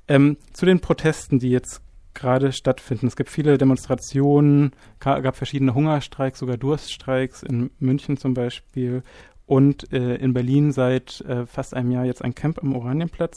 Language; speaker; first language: German; native; German